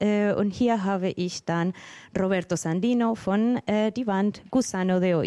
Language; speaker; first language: German; non-native, fluent; Spanish